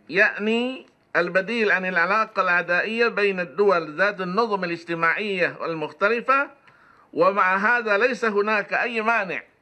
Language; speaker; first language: Arabic; non-native, fluent; Indonesian